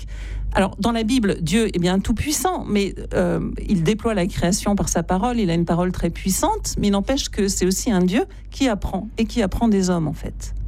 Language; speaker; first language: French; native; French